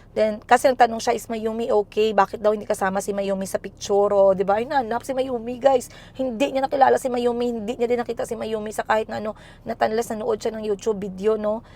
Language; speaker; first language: Filipino; non-native, local second language; Cebuano